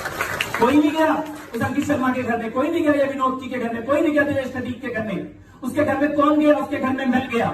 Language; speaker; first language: Hindi; native; Hindi